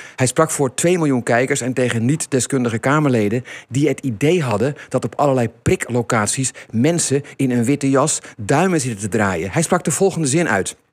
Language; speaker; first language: Dutch; native; Dutch